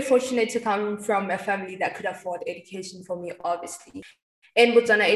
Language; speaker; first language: English; non-native, local second language; Tswana